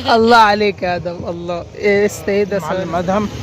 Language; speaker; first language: Arabic; native; Arabic